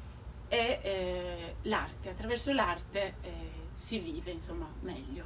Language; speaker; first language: Italian; non-native, fluent; Spanish